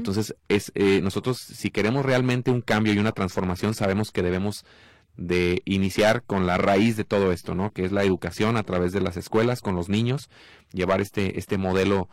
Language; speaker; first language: Spanish; native; Spanish